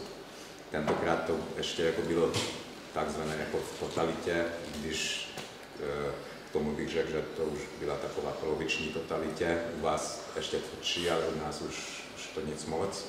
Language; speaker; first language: Czech; non-native, fluent; Hungarian